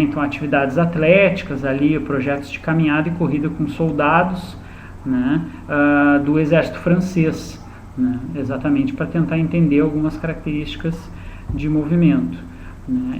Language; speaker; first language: Portuguese; native; Portuguese